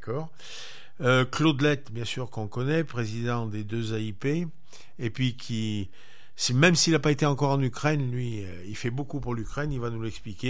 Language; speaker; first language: French; native; French